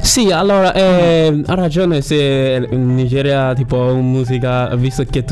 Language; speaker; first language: Italian; non-native, learner; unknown